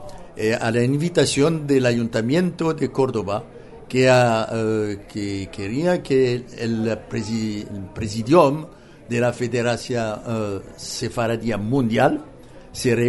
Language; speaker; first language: Spanish; non-native, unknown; French